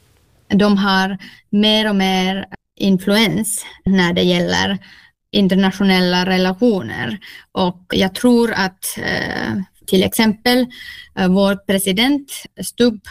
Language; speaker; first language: Swedish; non-native, local second language; Finnish